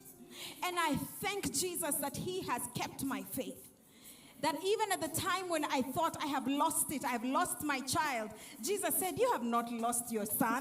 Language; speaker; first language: English; non-native, local second language; Swahili